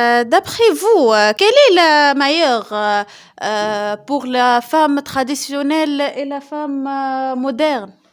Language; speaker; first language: French; non-native, local second language; Arabic